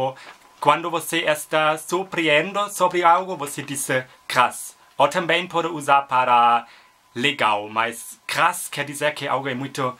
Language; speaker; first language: Portuguese; non-native, learner; German